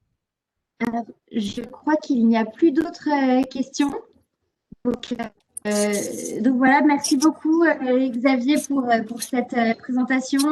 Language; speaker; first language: French; native; French